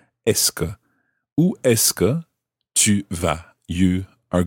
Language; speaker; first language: French; non-native, fluent; English